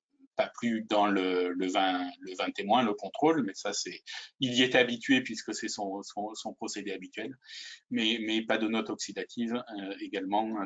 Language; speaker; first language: French; native; French